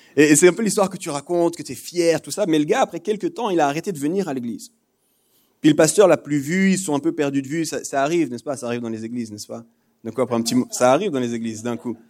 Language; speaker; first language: French; native; French